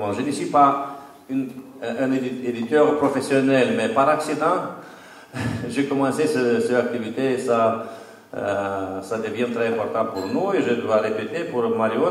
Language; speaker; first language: French; non-native, fluent; Romanian